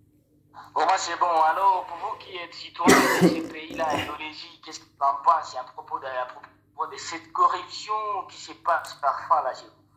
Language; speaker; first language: French; non-native, local second language; Rundi